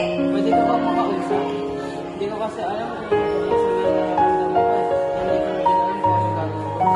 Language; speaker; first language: Filipino; native; Filipino